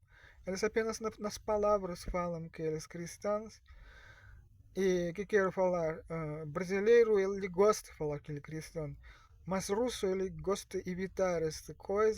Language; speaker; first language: Portuguese; non-native, learner; Russian